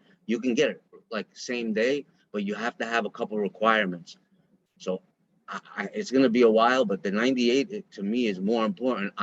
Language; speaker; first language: English; native; English